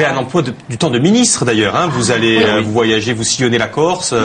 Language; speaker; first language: French; native; French